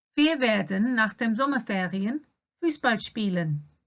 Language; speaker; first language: German; non-native, fluent; English